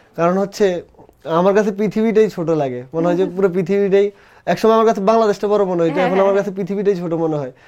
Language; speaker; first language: Bangla; native; Bangla